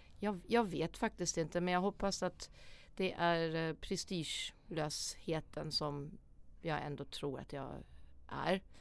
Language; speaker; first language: Swedish; non-native, fluent; German